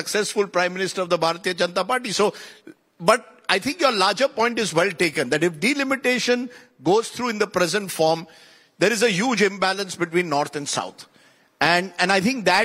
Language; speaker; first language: English; non-native, local second language; Konkani